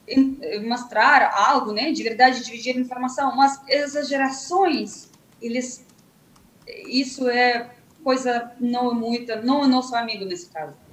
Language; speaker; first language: Portuguese; non-native, fluent; Russian